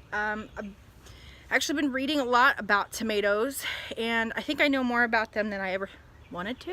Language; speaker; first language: English; native; English